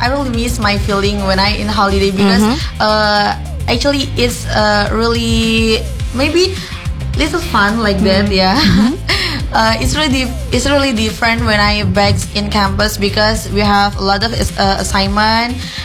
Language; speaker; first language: English; non-native, learner; Indonesian